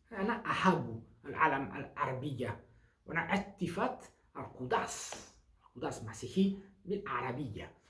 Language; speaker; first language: Arabic; non-native, learner; Basque